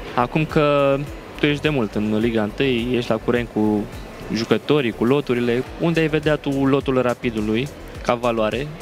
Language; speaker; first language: Romanian; native; Romanian